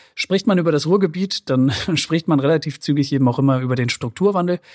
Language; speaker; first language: German; native; German